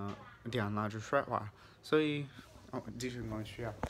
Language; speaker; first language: Chinese; non-native, fluent; English